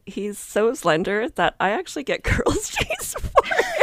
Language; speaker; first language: English; native; English